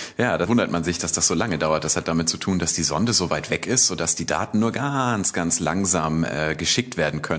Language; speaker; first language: German; native; German